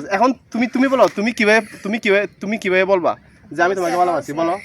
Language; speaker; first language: Bangla; non-native, local second language; Chakma